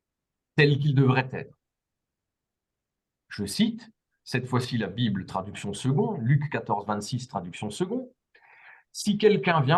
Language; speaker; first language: French; native; French